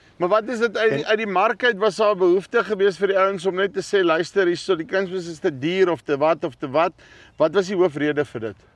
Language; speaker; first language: Afrikaans; native; Afrikaans